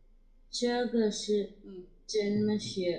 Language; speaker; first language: Chinese; non-native, learner; Tamil